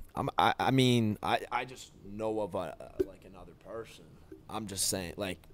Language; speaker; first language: English; native; English